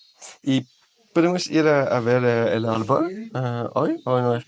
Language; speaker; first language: Spanish; non-native, learner; French